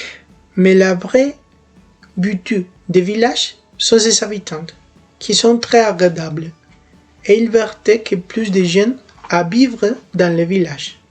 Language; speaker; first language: French; non-native, learner; Spanish